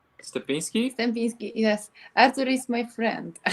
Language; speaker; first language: English; non-native, learner; Polish